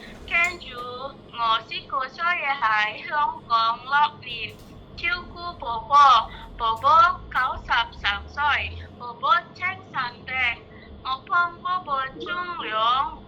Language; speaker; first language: Cantonese; non-native, learner; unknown